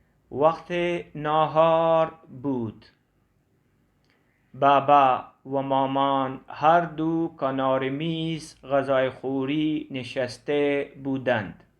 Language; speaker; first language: Persian; non-native, fluent; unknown